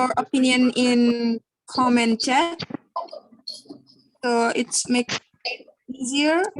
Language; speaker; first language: English; non-native, learner; Indonesian